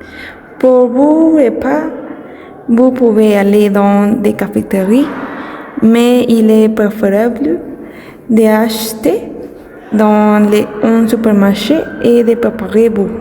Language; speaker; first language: French; non-native, learner; Spanish